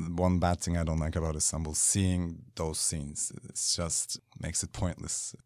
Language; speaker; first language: English; non-native, fluent; Turkish